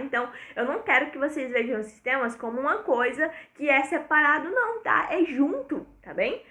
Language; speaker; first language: Portuguese; native; Portuguese